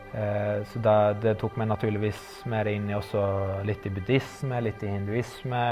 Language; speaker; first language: Norwegian; early bilingual, other home language; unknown